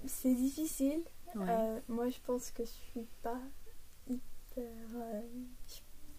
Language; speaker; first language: French; early bilingual, heritage; English